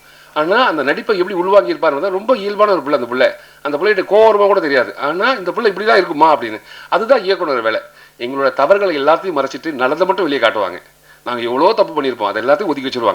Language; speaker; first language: Tamil; native; Tamil